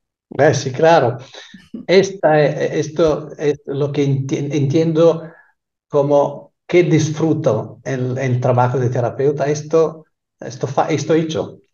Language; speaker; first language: Spanish; non-native, fluent; Italian